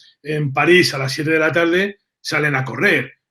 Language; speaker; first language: Spanish; native; Spanish